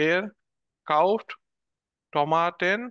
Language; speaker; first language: German; non-native, learner; Bangla